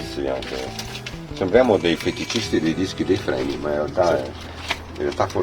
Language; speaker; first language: Italian; native; Italian